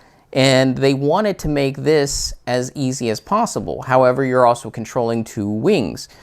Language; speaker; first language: English; native; English